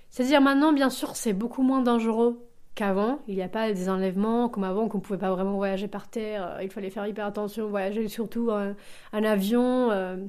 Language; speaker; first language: French; non-native, fluent; Spanish